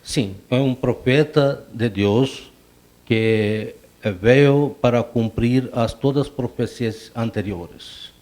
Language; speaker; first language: Portuguese; non-native, fluent; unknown